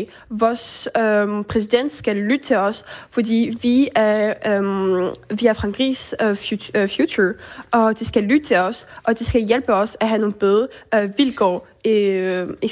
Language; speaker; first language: Danish; early bilingual, heritage; French